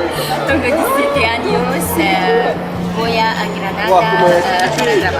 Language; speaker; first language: Spanish; non-native, learner; French